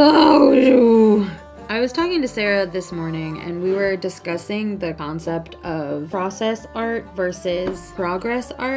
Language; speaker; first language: English; native; English